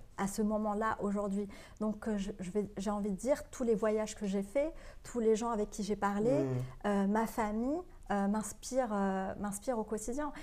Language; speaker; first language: French; non-native, local second language; Arabic